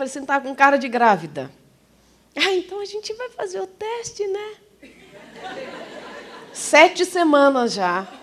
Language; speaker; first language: Portuguese; native; Portuguese